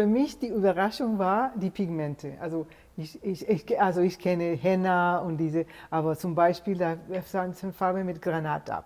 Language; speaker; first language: German; non-native, fluent; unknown